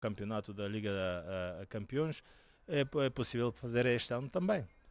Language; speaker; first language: Portuguese; non-native, fluent; Bulgarian